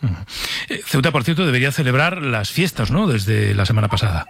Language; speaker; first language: Spanish; native; Spanish